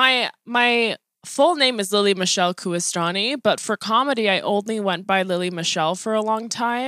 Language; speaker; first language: English; early bilingual, other home language; Persian